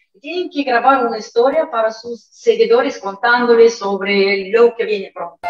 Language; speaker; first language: Spanish; non-native, fluent; Russian